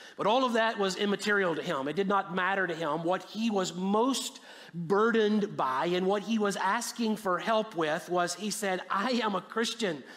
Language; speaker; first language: English; native; English